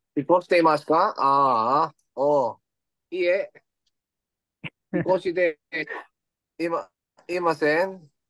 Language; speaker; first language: Japanese; non-native, learner; Filipino